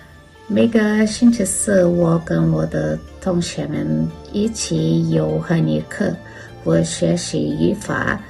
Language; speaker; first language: Chinese; non-native, learner; Portuguese